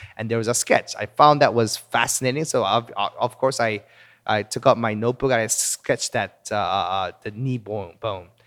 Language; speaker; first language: English; early bilingual, other home language; Korean